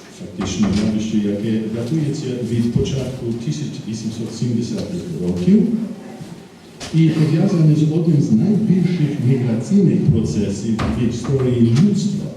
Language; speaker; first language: Ukrainian; non-native, fluent; English